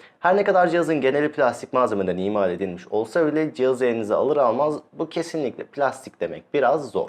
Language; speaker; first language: Turkish; native; Turkish